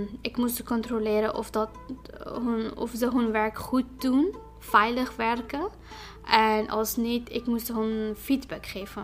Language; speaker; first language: Dutch; non-native, fluent; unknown